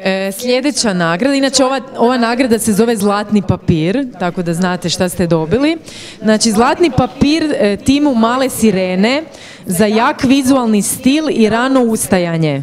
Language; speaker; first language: Croatian; native; Croatian